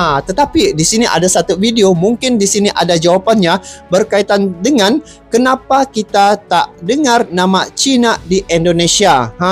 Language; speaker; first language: Malay; native; Malay